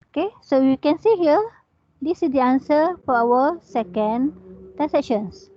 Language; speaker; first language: English; non-native, local second language; Malay